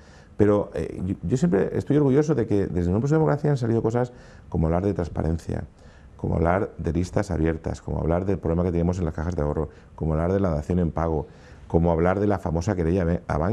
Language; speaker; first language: Spanish; native; Spanish